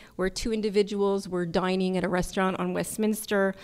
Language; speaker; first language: English; native; English